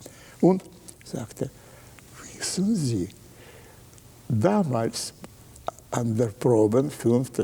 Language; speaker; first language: German; non-native, fluent; Russian